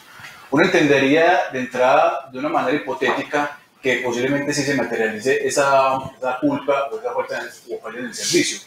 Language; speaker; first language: Spanish; native; Spanish